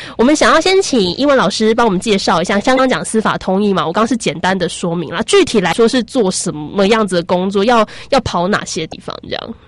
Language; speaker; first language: Chinese; native; Chinese